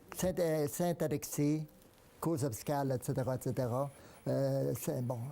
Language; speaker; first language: French; native; French